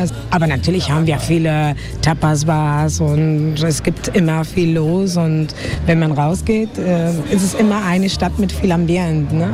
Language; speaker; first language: German; non-native, fluent; Spanish